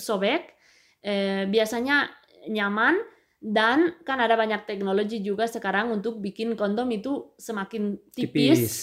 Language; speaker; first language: Indonesian; non-native, fluent; Spanish